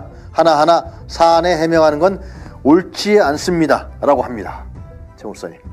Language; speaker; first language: Korean; native; Korean